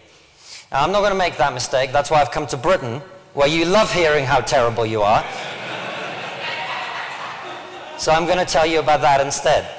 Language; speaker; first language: English; early bilingual, other home language; Russian